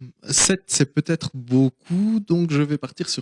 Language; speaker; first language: French; native; French